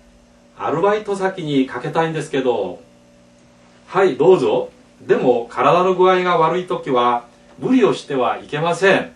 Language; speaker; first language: Japanese; non-native, fluent; Korean